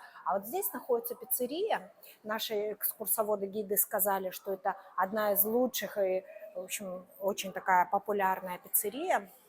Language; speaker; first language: Russian; native; Russian